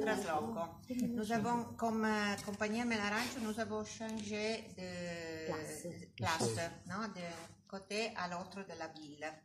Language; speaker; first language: French; non-native, learner; Italian